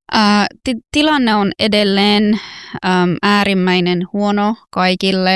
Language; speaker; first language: Finnish; non-native, fluent; Persian